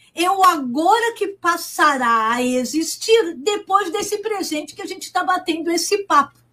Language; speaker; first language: Portuguese; native; Portuguese